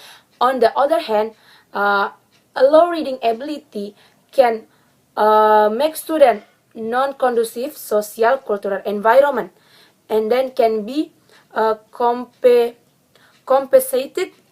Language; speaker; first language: English; non-native, learner; Indonesian